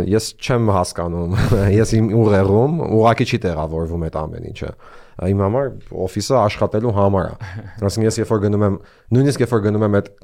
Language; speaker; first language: Armenian; early bilingual, heritage; Armenian